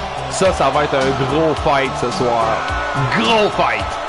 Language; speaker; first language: French; native; French